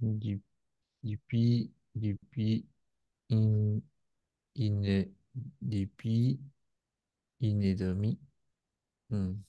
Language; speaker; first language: French; non-native, learner; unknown